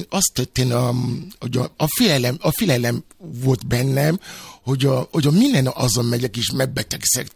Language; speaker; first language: Hungarian; non-native, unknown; Yoruba